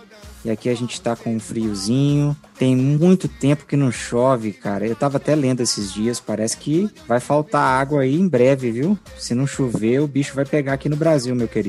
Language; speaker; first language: Portuguese; native; Portuguese